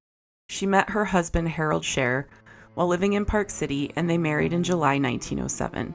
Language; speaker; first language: English; native; English